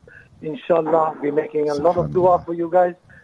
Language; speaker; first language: English; native; English